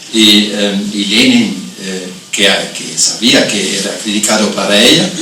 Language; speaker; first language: Spanish; non-native, fluent; German